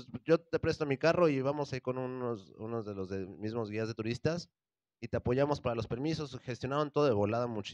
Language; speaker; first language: Spanish; native; Spanish